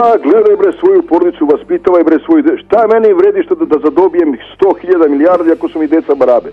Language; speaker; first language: Serbian; native; Serbian